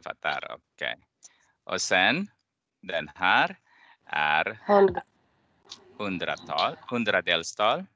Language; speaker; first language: Swedish; non-native, fluent; Arabic